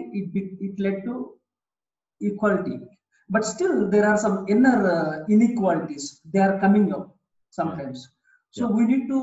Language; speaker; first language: English; non-native, local second language; Telugu